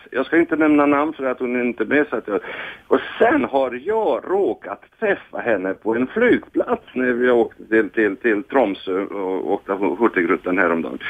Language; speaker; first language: Swedish; non-native, fluent; Hungarian